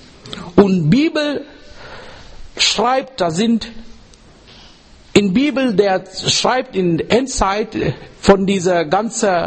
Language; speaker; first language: German; non-native, learner; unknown